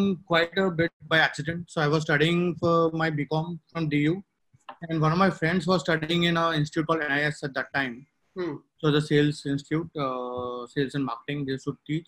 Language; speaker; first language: English; non-native, local second language; Telugu